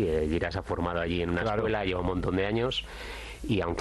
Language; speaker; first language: Spanish; native; Spanish